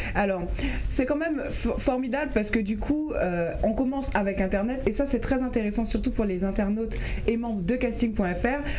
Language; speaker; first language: French; native; French